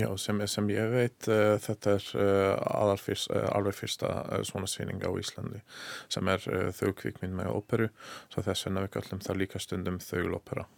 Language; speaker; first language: Icelandic; non-native, learner; Hungarian